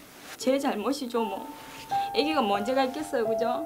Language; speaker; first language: Korean; native; Korean